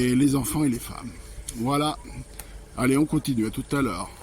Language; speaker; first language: French; native; French